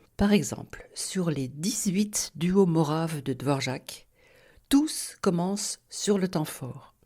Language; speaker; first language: French; native; French